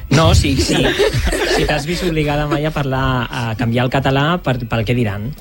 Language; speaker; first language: Catalan; native; Catalan